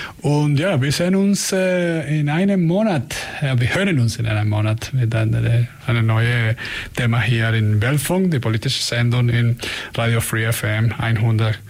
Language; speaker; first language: German; non-native, learner; Spanish